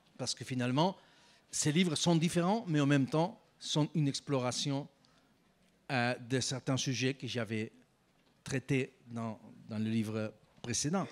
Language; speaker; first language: French; non-native, fluent; Spanish